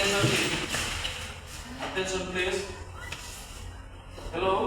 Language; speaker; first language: English; non-native, learner; Indonesian